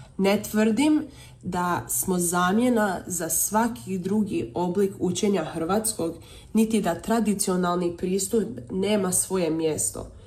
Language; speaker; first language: Serbian; early bilingual, heritage; Croatian